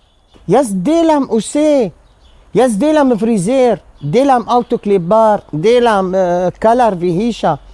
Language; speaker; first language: Slovenian; non-native, learner; Arabic